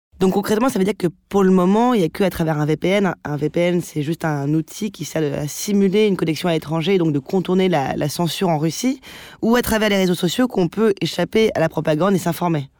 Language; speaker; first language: French; native; French